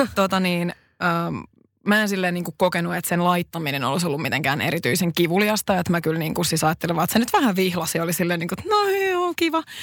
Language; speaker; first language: Finnish; native; Finnish